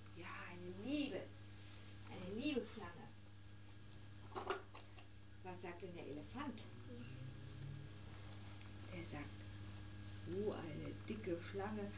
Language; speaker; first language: German; native; German